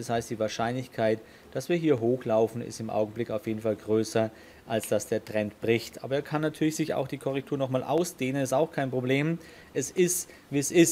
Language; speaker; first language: German; native; German